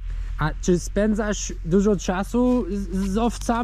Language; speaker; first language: Polish; non-native, fluent; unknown